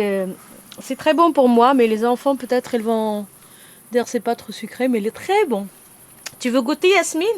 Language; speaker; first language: French; non-native, fluent; Arabic